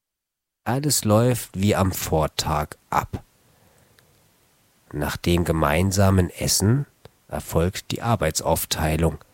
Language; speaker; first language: German; native; German